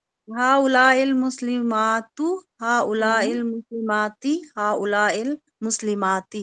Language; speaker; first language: Arabic; non-native, learner; Urdu